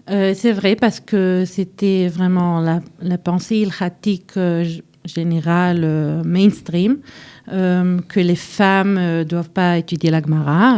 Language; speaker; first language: French; early bilingual, heritage; French